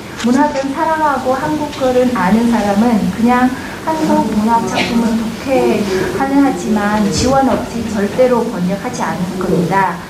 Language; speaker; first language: Korean; non-native, fluent; Vietnamese